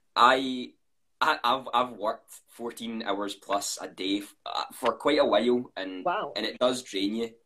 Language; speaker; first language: English; native; English